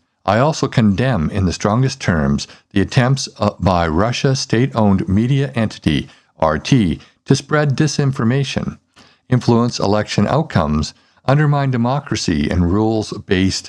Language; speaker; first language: English; native; English